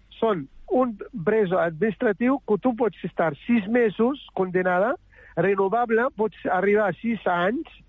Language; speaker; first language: Catalan; non-native, learner; Arabic